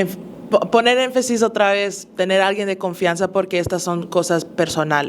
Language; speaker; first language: Spanish; early bilingual, other home language; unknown